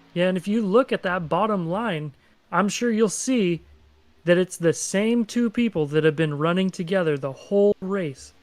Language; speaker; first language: English; native; English